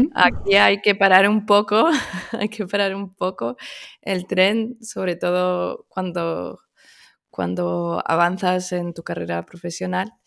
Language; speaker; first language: Spanish; early bilingual, other home language; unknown